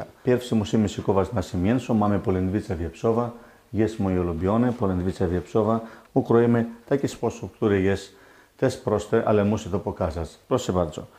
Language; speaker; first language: Polish; non-native, fluent; Greek